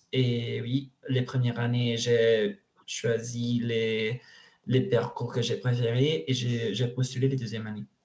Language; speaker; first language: French; non-native, learner; Italian